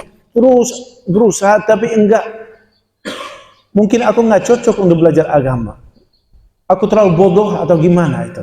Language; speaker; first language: Indonesian; non-native, fluent; Dutch